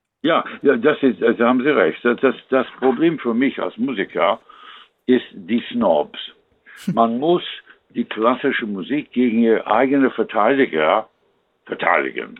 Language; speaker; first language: German; non-native, fluent; English